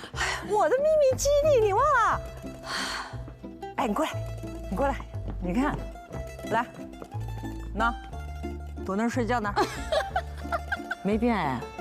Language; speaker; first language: Chinese; native; Chinese